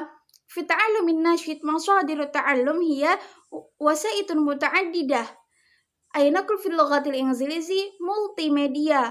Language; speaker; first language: Arabic; non-native, learner; Indonesian